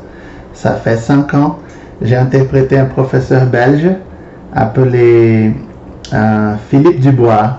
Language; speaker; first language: French; non-native, fluent; Portuguese